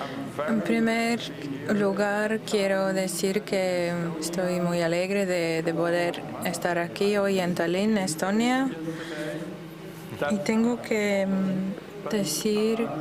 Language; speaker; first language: Spanish; non-native, fluent; Dutch